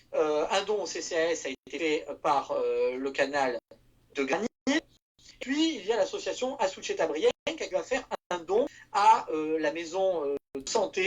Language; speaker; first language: French; native; French